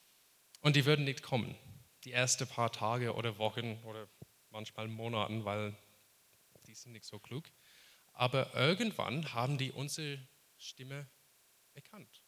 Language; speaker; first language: German; non-native, fluent; English